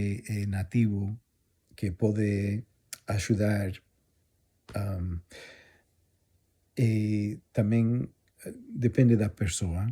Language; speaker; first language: Galician; non-native, fluent; English